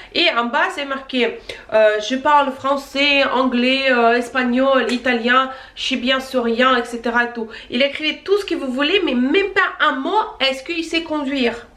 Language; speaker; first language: French; non-native, fluent; Russian